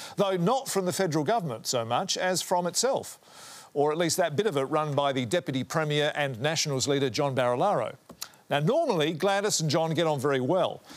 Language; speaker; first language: English; native; English